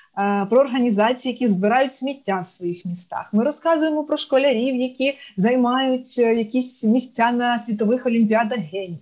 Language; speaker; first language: Ukrainian; non-native, local second language; Russian